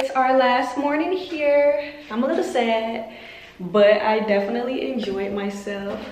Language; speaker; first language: English; native; English